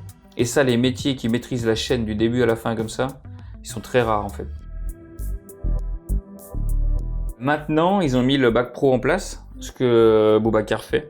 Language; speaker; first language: French; native; French